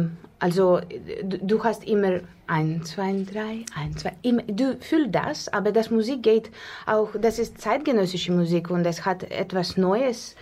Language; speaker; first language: German; non-native, learner; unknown